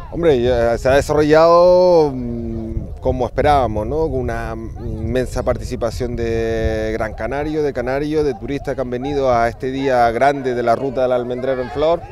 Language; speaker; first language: Spanish; native; Spanish